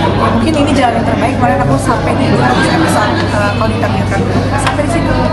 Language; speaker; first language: Indonesian; native; Indonesian